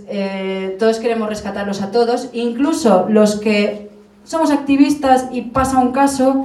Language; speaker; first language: Spanish; native; Spanish